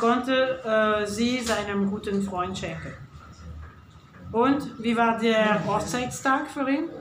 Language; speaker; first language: German; non-native, learner; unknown